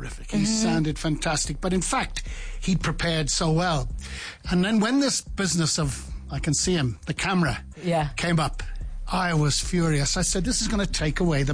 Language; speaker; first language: English; native; English